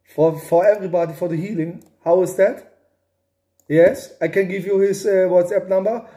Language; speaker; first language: English; non-native, learner; German